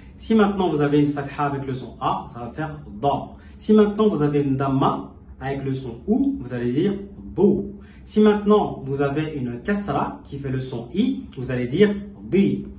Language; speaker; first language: French; native; French